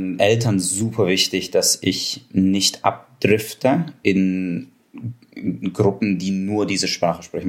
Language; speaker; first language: German; early bilingual, other home language; Russian